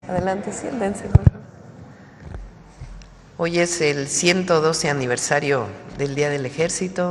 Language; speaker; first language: Spanish; native; Spanish